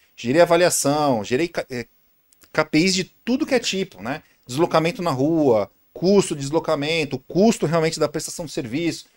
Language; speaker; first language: Portuguese; native; Portuguese